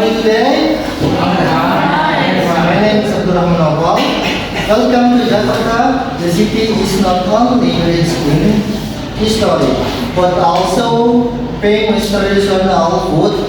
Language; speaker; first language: English; non-native, learner; Indonesian